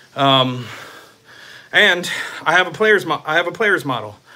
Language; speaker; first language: English; native; English